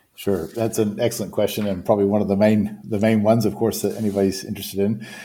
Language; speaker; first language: English; native; English